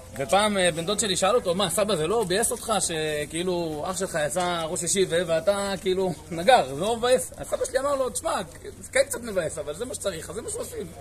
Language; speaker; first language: Hebrew; native; Hebrew